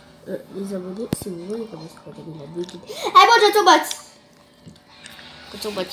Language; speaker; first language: French; native; French